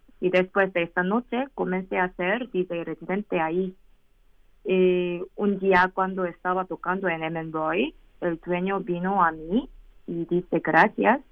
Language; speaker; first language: Spanish; non-native, learner; Korean